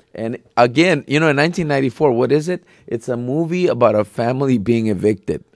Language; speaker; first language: English; native; English